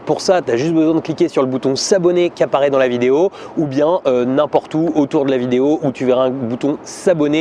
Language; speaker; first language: French; native; French